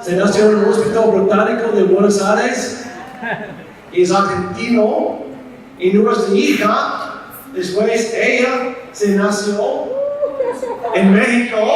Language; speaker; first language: Spanish; non-native, fluent; English